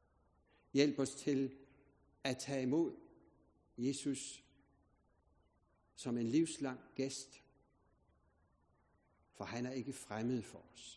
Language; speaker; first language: Danish; native; Danish